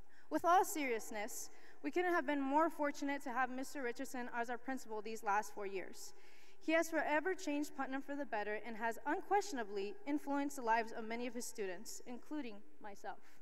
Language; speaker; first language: English; early bilingual, other home language; Spanish